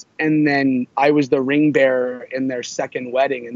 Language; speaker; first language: English; native; English